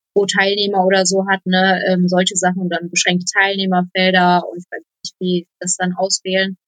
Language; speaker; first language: German; non-native, fluent; Polish